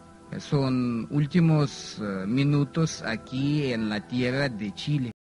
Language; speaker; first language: Spanish; non-native, fluent; Russian